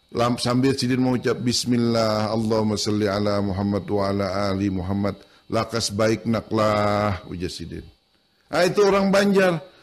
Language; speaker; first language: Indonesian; non-native, local second language; Banjar